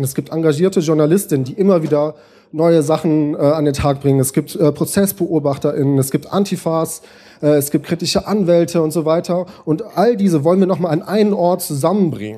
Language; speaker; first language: German; native; German